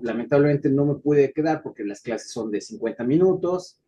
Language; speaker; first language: Spanish; native; Spanish